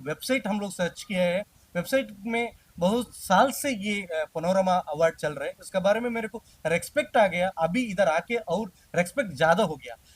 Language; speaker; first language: Hindi; non-native, local second language; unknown